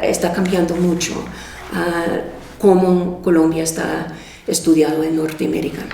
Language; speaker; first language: Spanish; non-native, fluent; English